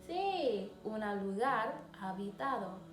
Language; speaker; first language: Spanish; non-native, learner; English